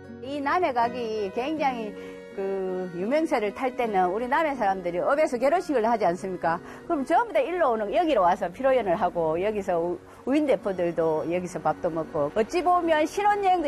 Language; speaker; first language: Korean; native; Korean